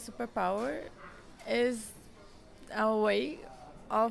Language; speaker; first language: English; non-native, fluent; Portuguese